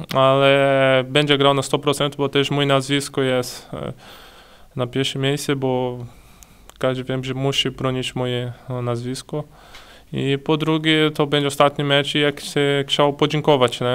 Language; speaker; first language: Polish; non-native, learner; Portuguese